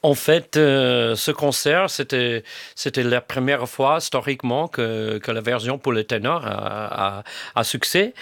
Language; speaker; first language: French; non-native, fluent; English